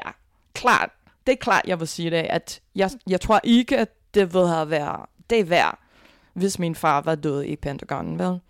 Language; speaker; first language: Danish; non-native, fluent; English